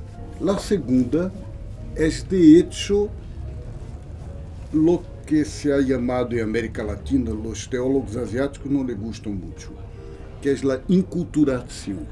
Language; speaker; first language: Spanish; non-native, local second language; Portuguese